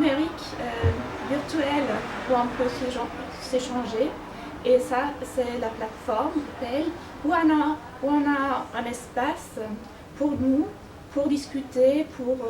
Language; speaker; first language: French; non-native, fluent; German